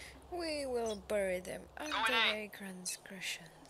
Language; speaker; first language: English; non-native, fluent; Czech